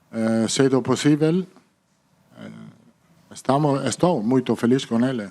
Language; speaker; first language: Portuguese; non-native, fluent; Italian